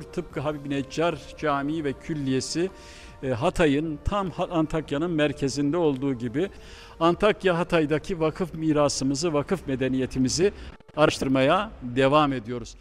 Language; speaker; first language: Turkish; native; Turkish